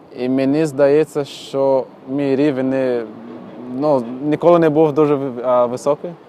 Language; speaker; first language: Ukrainian; non-native, fluent; Portuguese